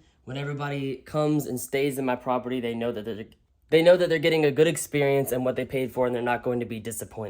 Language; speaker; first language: English; native; English